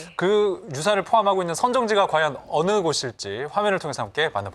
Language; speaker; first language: Korean; native; Korean